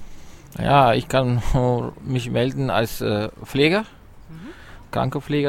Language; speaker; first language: German; non-native, learner; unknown